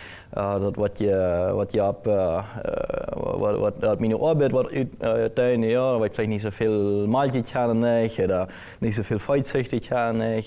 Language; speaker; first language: German; non-native, local second language; Plautdietsch